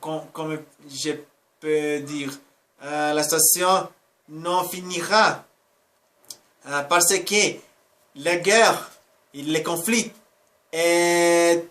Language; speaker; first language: French; non-native, learner; Spanish